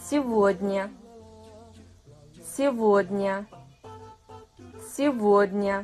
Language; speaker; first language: Russian; non-native, fluent; Kazakh